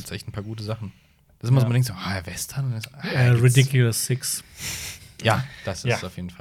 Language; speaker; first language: German; native; German